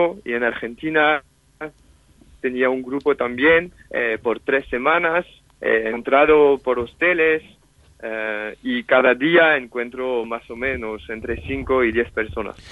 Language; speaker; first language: Spanish; non-native, fluent; French